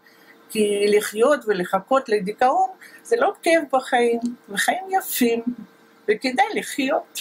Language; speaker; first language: Hebrew; non-native, fluent; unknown